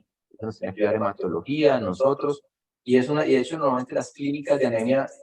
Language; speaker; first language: Spanish; native; Spanish